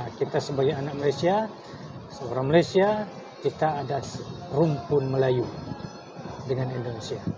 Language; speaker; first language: Malay; native; Malay